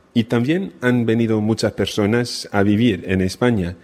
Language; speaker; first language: Spanish; non-native, fluent; English